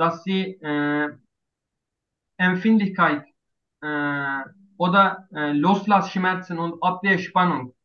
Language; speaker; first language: German; non-native, learner; Turkish